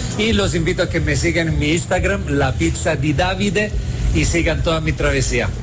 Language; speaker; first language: Spanish; non-native, fluent; Italian